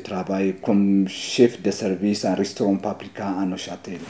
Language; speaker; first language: French; non-native, learner; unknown